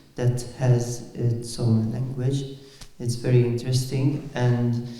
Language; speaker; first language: English; non-native, local second language; Maltese